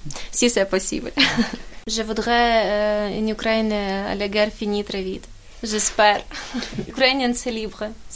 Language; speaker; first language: French; non-native, learner; Ukrainian